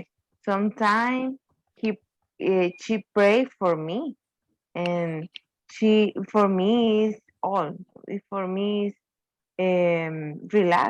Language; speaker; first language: English; non-native, learner; Spanish